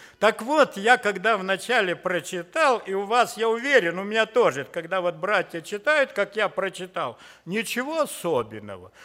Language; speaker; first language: Russian; native; Russian